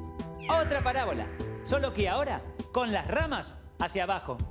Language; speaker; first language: Spanish; native; Spanish